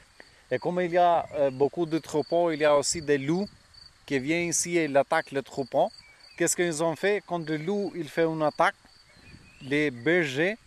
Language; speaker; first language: French; non-native, fluent; Albanian